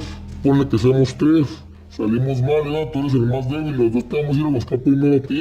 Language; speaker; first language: Spanish; native; Spanish